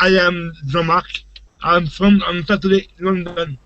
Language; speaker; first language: English; non-native, learner; French